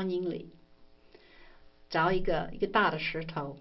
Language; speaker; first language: Chinese; non-native, fluent; English